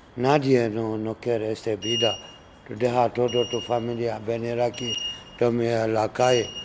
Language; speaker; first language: Spanish; non-native, learner; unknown